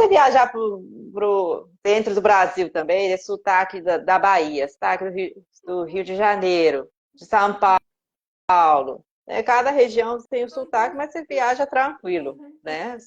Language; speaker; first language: Portuguese; non-native, fluent; Japanese